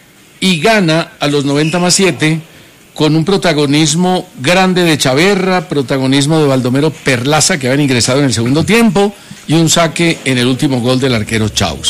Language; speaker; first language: Spanish; native; Spanish